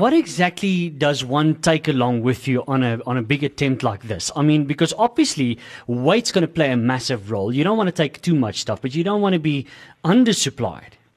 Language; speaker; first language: English; non-native, local second language; Afrikaans